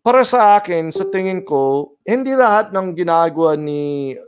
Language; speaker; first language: Filipino; non-native, fluent; English